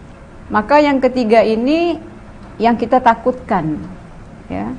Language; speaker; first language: Indonesian; native; Indonesian